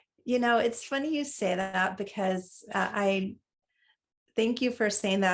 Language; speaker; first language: English; native; English